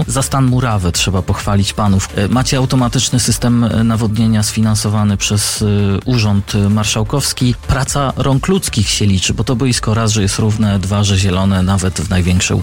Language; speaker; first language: Polish; native; Polish